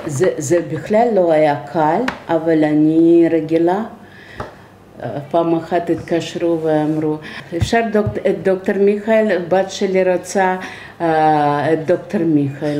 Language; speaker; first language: Hebrew; non-native, fluent; Russian